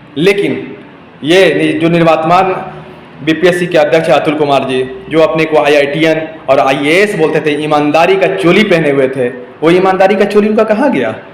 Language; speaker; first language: Hindi; native; Hindi